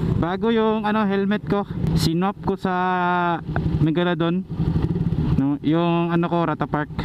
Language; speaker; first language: Filipino; non-native, local second language; Cebuano